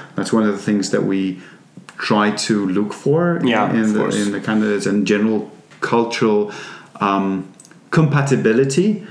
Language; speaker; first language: English; non-native, fluent; Polish